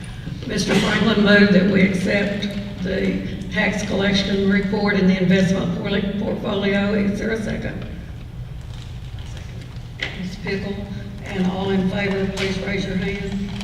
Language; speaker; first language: English; native; English